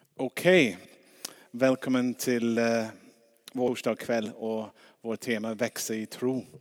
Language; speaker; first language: Swedish; non-native, fluent; English